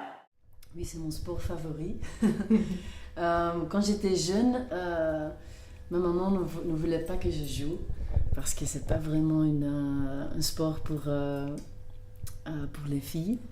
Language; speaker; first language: French; non-native, local second language; Dutch